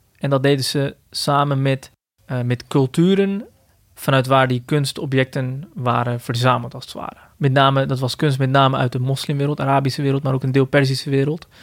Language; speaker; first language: Dutch; early bilingual, other home language; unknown